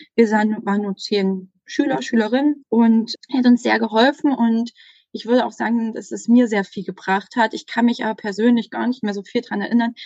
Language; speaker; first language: German; native; German